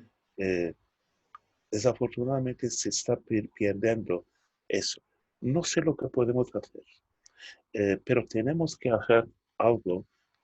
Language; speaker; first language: Spanish; non-native, fluent; Turkish